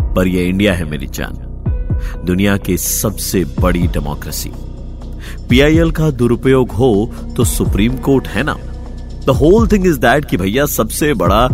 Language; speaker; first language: Hindi; native; Hindi